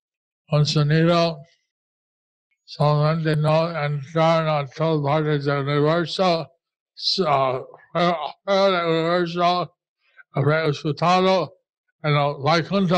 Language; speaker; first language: Spanish; non-native, learner; English